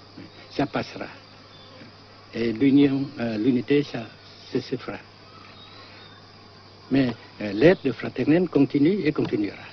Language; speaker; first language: French; non-native, local second language; Vietnamese